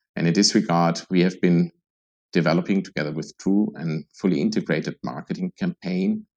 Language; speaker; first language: English; non-native, fluent; German